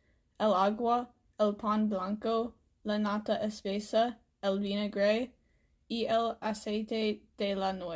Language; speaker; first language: Spanish; non-native, learner; English